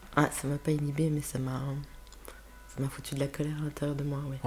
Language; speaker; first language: French; native; French